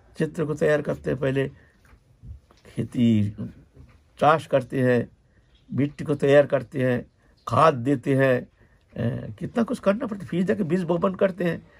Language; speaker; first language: Hindi; non-native, local second language; Bangla